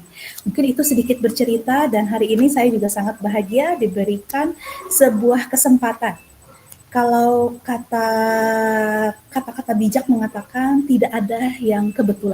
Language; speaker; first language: Indonesian; native; Indonesian